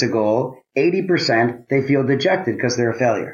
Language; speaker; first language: English; native; English